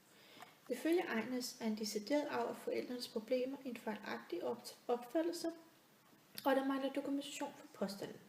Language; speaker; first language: Danish; native; Danish